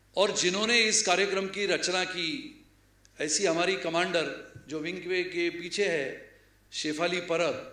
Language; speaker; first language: Hindi; non-native, local second language; Marathi